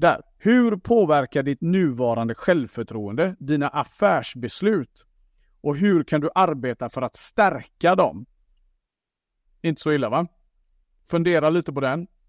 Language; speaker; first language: Swedish; native; Swedish